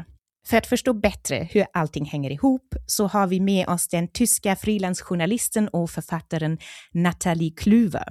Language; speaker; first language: Swedish; non-native, fluent; German